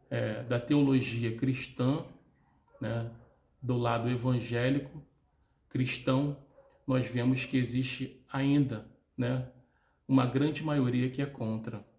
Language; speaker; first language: Portuguese; native; Portuguese